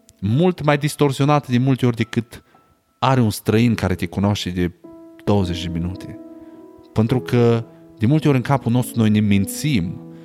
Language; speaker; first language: Romanian; native; Romanian